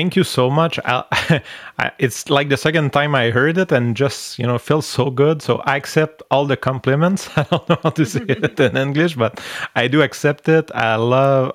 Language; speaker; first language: English; non-native, fluent; French